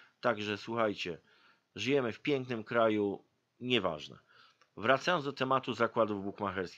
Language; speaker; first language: Polish; native; Polish